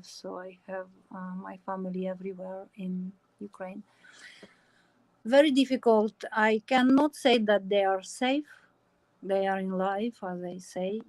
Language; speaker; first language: English; non-native, learner; Ukrainian